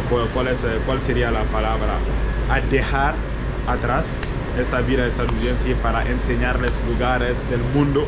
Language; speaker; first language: Spanish; non-native, learner; French